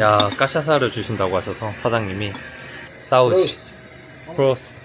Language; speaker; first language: Korean; native; Korean